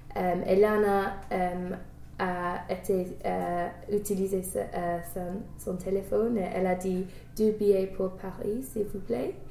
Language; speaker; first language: French; non-native, learner; English